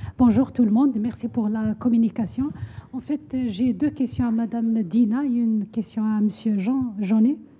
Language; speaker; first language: French; non-native, local second language; Arabic